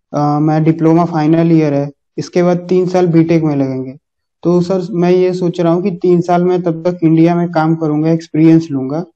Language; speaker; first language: Hindi; native; Hindi